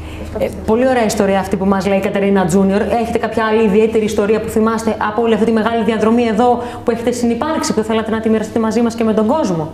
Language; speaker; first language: Greek; native; Greek